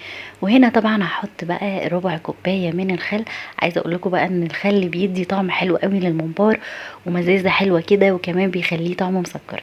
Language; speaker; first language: Arabic; native; Arabic